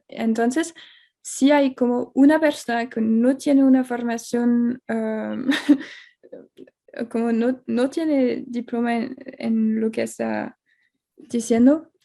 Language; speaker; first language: Spanish; non-native, fluent; French